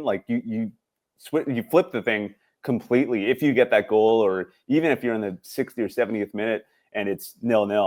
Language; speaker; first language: English; native; English